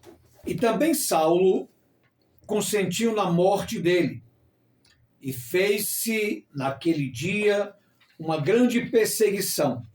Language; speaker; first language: Portuguese; native; Portuguese